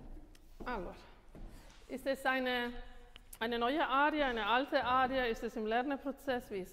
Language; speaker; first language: German; non-native, fluent; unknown